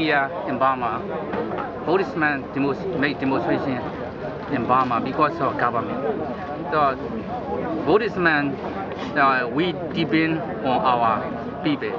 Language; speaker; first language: English; non-native, learner; Burmese